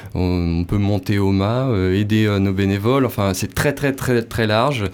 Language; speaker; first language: French; native; French